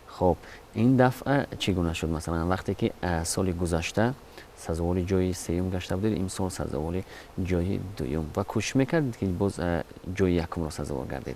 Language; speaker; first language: Tajik; native; Tajik